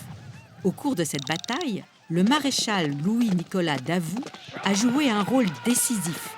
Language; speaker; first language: French; native; French